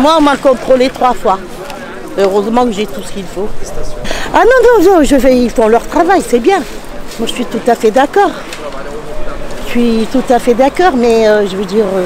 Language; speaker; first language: French; native; French